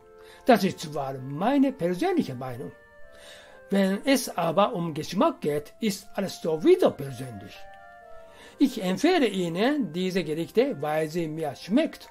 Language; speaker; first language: German; non-native, fluent; Japanese